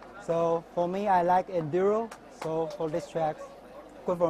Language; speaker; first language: English; non-native, learner; Chinese